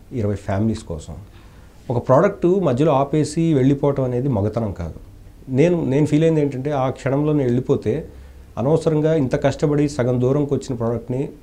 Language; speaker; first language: Telugu; native; Telugu